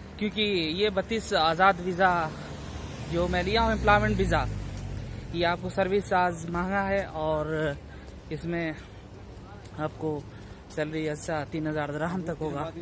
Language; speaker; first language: Hindi; native; Hindi